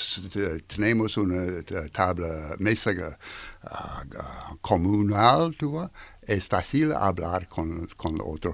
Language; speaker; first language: Spanish; non-native, learner; French